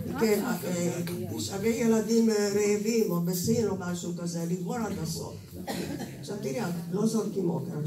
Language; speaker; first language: Hebrew; non-native, fluent; Hungarian